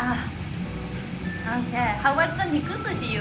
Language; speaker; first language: English; non-native, fluent; Japanese